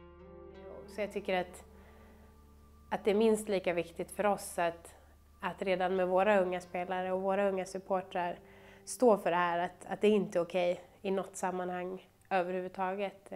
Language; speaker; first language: Swedish; native; Swedish